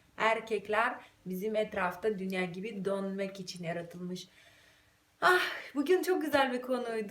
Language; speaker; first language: Turkish; non-native, fluent; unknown